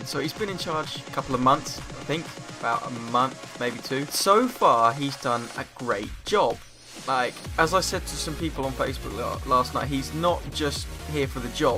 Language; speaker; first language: English; native; English